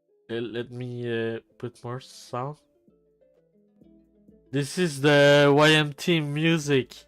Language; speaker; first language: English; non-native, learner; French